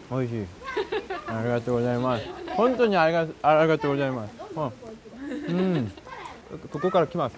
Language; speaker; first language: Japanese; non-native, learner; Korean